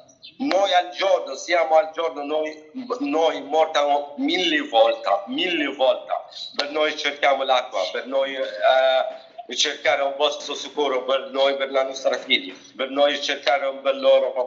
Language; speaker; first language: Italian; non-native, learner; Arabic